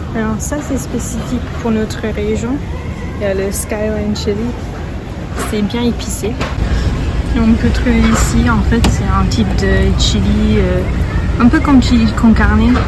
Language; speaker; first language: French; non-native, fluent; English